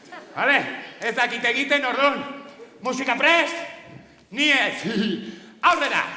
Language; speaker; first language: Basque; non-native, local second language; Spanish